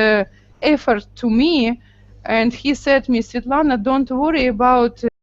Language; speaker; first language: English; non-native, learner; Russian